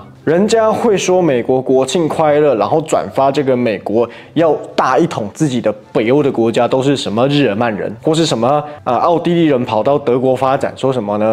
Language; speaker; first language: Chinese; native; Chinese